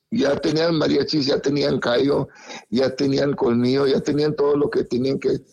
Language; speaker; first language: Spanish; early bilingual, heritage; Spanish